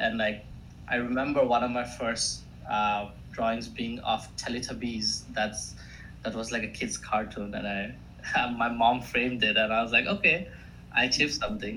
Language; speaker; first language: English; non-native, local second language; Assamese